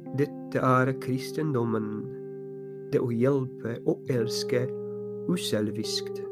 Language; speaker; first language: Norwegian; non-native, fluent; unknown